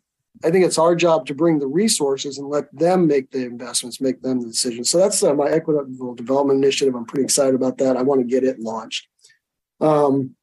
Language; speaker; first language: English; native; English